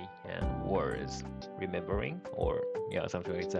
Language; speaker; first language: English; non-native, learner; Japanese